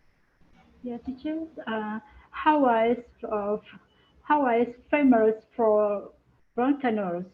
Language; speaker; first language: English; non-native, learner; Vietnamese